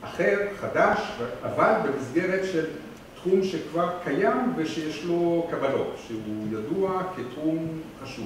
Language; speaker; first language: Hebrew; non-native, fluent; French